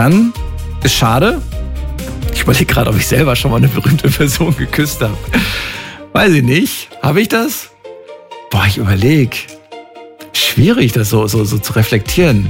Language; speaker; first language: German; native; German